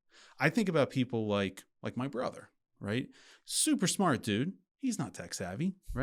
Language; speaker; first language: English; native; English